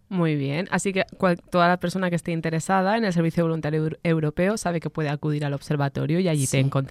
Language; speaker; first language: Spanish; native; Spanish